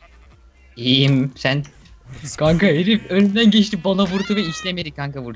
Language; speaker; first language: Turkish; native; Turkish